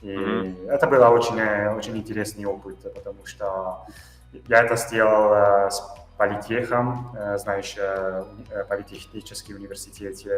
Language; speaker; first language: Russian; non-native, fluent; Italian